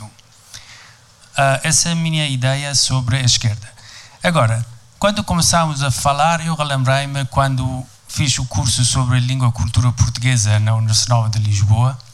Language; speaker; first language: Portuguese; non-native, fluent; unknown